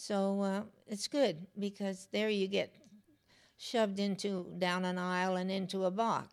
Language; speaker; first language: English; native; English